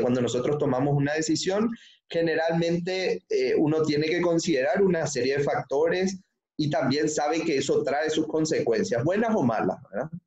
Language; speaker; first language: Spanish; native; Spanish